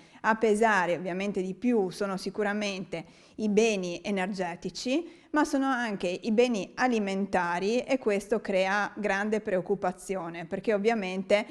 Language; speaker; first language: Italian; native; Italian